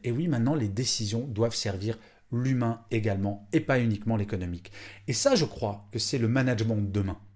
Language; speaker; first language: French; native; French